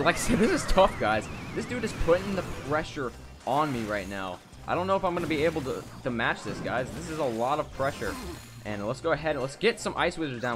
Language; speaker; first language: English; native; English